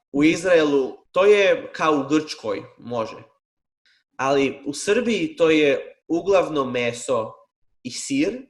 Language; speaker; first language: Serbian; non-native, fluent; Hebrew